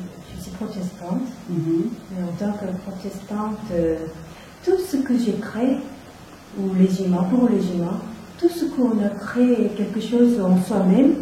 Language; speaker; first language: French; non-native, fluent; Korean